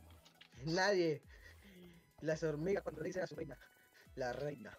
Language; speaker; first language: Spanish; native; Spanish